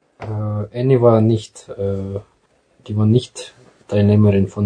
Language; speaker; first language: German; non-native, fluent; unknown